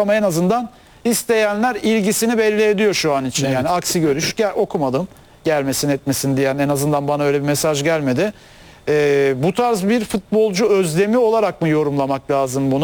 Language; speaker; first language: Turkish; native; Turkish